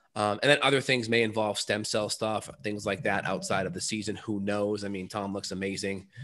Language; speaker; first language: English; native; English